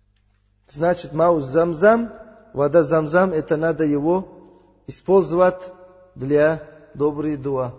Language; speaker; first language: Russian; non-native, learner; Uzbek